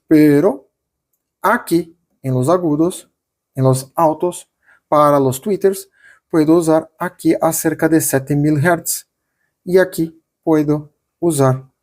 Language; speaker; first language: Spanish; non-native, fluent; Portuguese